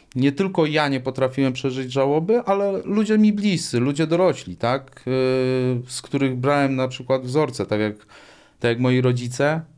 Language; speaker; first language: Polish; native; Polish